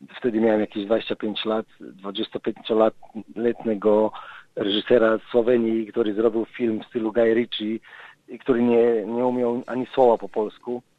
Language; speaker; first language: Polish; non-native, fluent; Slovenian